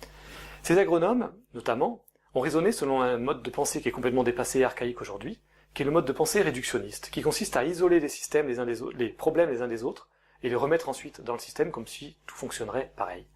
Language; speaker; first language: French; native; French